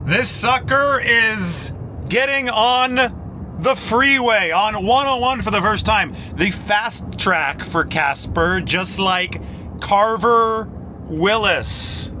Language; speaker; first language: English; native; English